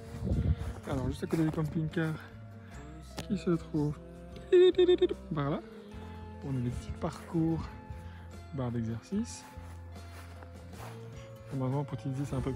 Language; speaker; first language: French; native; French